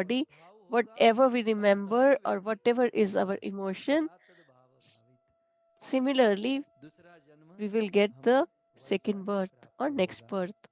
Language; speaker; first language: English; non-native, local second language; Hindi